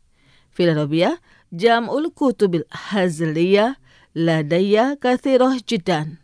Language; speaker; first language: Arabic; non-native, fluent; Indonesian